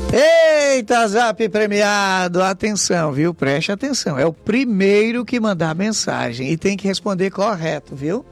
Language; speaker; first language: Portuguese; native; Portuguese